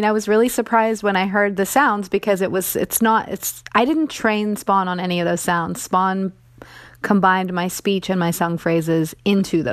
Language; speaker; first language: English; native; English